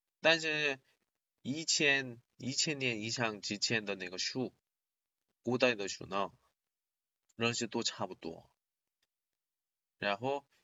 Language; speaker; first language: Chinese; non-native, learner; Korean